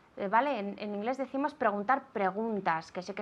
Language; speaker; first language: Spanish; non-native, fluent; English